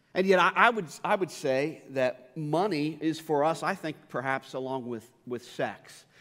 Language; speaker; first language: English; native; English